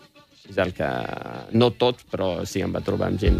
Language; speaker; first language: Catalan; non-native, fluent; Riffian